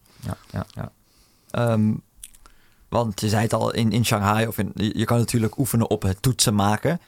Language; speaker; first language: Dutch; early bilingual, other home language; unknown